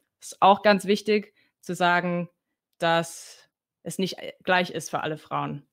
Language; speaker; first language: German; non-native, fluent; English